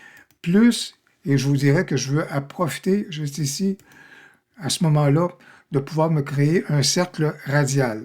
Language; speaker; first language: French; native; French